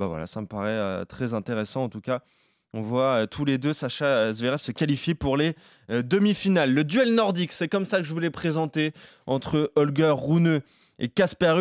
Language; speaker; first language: French; native; French